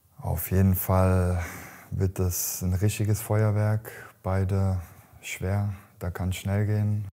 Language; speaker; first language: German; native; German